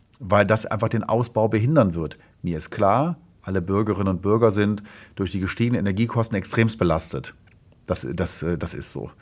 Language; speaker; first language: German; native; German